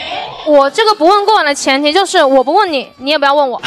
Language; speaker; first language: Chinese; native; Chinese